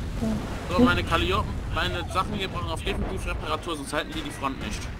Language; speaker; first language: German; native; German